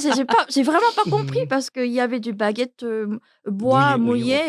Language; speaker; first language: French; non-native, learner; Korean